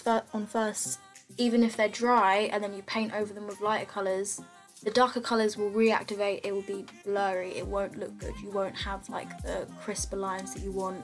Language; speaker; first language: English; native; English